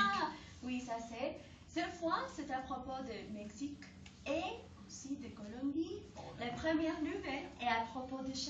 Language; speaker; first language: French; non-native, learner; Spanish